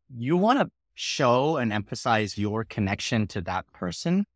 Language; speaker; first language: English; native; English